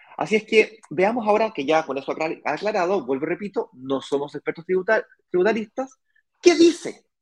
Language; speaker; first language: Spanish; native; Spanish